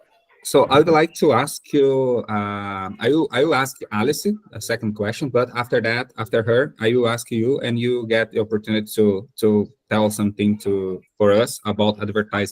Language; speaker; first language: English; non-native, fluent; Portuguese